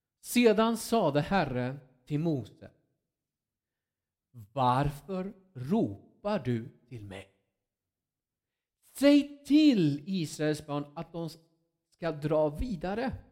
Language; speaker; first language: Swedish; non-native, fluent; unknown